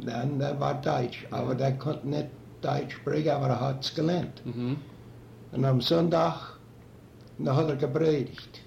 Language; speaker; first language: German; early bilingual, heritage; German